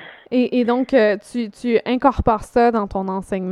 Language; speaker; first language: French; native; French